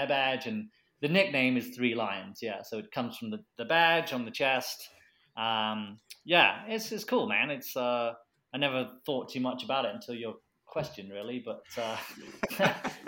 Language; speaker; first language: English; native; English